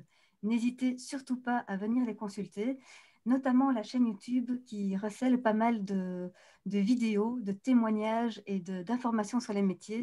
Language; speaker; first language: French; native; French